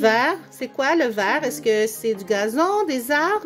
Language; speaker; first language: French; native; French